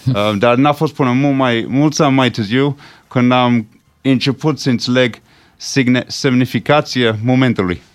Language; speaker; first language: Romanian; non-native, fluent; English